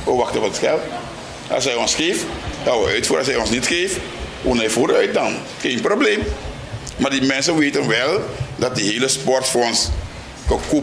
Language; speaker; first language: Dutch; non-native, local second language; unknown